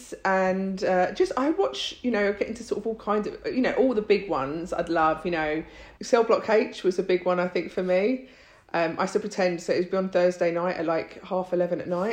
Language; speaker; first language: English; native; English